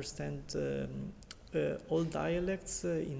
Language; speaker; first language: English; non-native, fluent; Italian